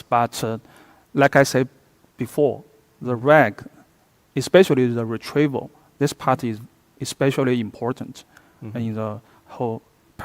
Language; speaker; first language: English; non-native, fluent; Chinese